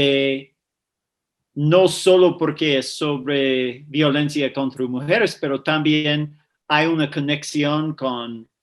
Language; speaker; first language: Spanish; non-native, fluent; English